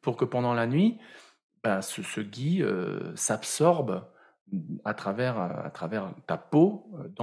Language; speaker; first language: French; native; French